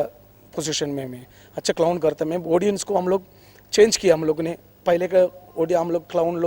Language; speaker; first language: Hindi; non-native, local second language; Malayalam